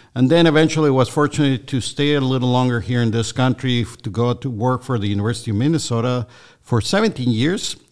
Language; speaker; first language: English; non-native, fluent; Spanish